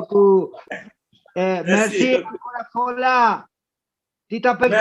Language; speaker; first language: French; non-native, learner; Portuguese